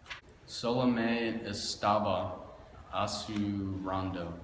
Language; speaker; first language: Spanish; non-native, learner; English